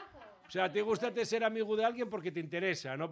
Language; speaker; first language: Spanish; native; Spanish